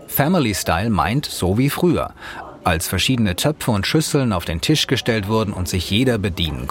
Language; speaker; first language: German; native; German